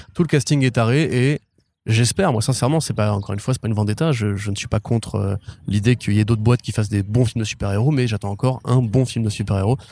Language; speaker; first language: French; native; French